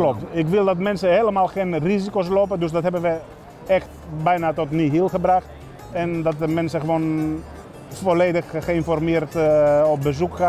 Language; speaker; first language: Dutch; non-native, fluent; Greek